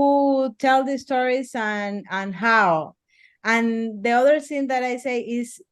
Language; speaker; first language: English; non-native, learner; Spanish